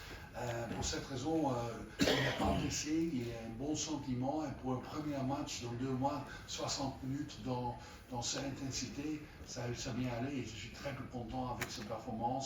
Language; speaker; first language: French; non-native, fluent; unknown